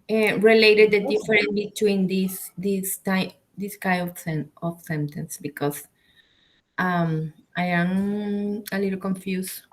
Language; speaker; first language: English; non-native, learner; Spanish